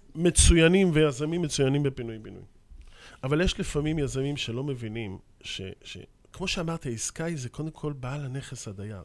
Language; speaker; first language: Hebrew; native; Hebrew